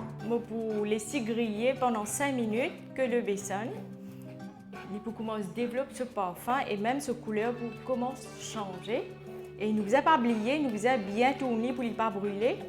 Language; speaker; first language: French; non-native, local second language; Morisyen